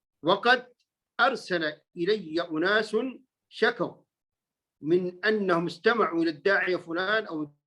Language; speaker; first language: Arabic; native; Arabic